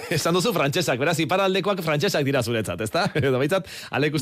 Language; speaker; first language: Basque; native; Basque